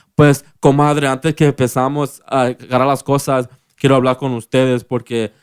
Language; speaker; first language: Spanish; early bilingual, heritage; Spanish